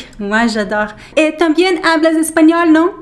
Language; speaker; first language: French; non-native, fluent; Portuguese